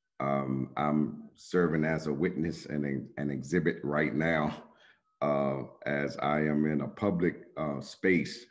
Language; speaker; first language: English; native; English